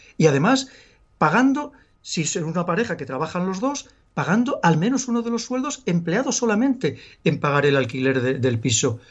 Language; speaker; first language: Spanish; native; Spanish